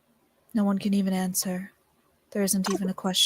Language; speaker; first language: English; native; English